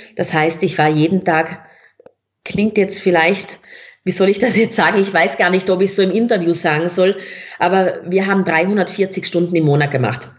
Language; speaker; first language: German; native; German